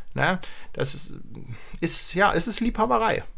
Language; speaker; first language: German; native; German